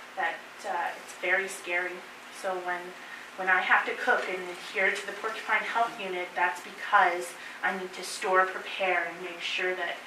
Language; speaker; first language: English; native; English